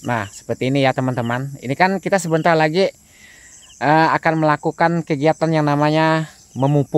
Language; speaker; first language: Indonesian; native; Indonesian